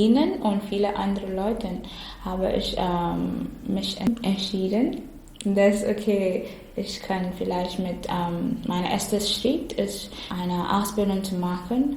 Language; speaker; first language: German; non-native, learner; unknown